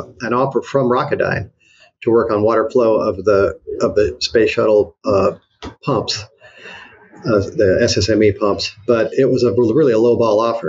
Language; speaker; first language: English; native; English